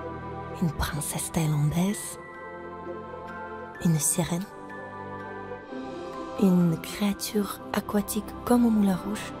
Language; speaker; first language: French; non-native, fluent; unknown